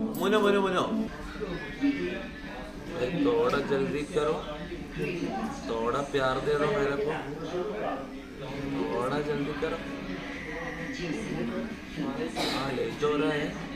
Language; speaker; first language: Hindi; non-native, local second language; Malayalam